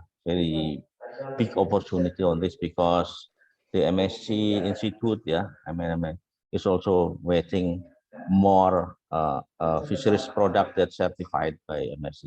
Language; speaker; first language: English; non-native, fluent; Indonesian